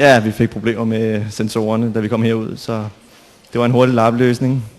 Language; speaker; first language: Danish; native; Danish